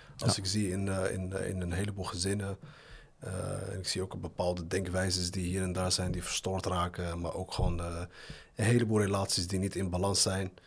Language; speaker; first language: Dutch; early bilingual, other home language; Arabic